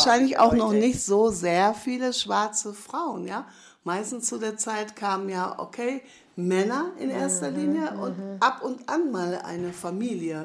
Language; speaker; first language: German; native; German